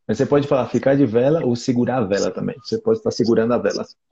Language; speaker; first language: Portuguese; native; Portuguese